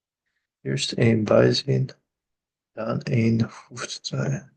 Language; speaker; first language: Dutch; non-native, learner; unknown